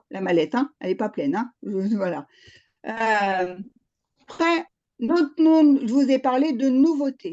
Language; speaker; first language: French; native; French